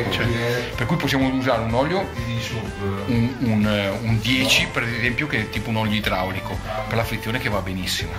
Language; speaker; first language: Italian; native; Italian